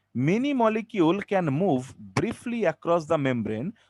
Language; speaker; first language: English; non-native, local second language; Bangla